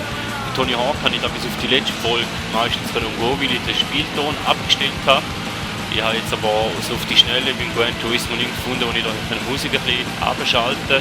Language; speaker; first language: German; native; German